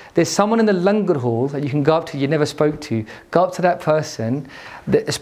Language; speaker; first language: English; native; English